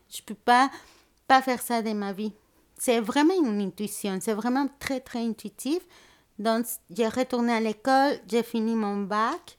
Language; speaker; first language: French; non-native, fluent; Spanish